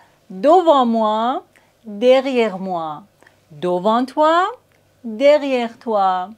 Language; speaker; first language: French; native; French